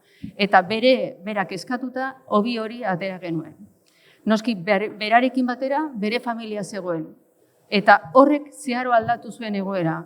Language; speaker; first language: Basque; native; Basque